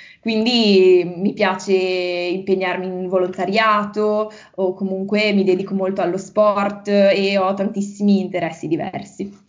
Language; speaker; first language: Italian; native; Italian